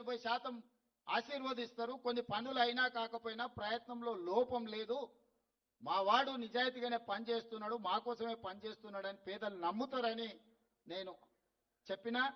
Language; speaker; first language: Telugu; native; Telugu